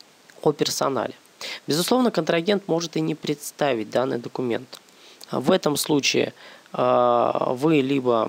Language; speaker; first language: Russian; native; Russian